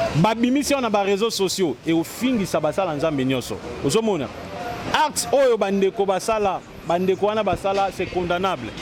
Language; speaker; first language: Lingala; native; Lingala